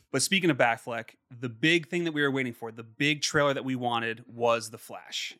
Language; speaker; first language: English; native; English